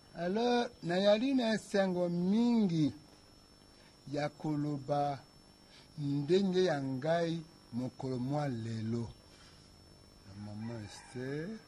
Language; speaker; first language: Lingala; native; Lingala